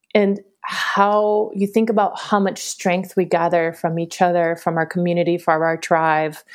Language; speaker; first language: English; early bilingual, other home language; Spanish